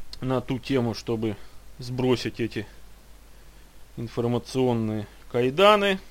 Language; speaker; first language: Russian; native; Russian